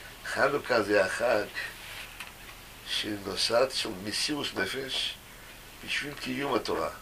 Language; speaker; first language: Hebrew; non-native, fluent; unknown